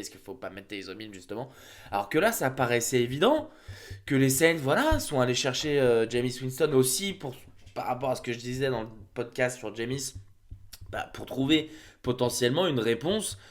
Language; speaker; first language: French; native; French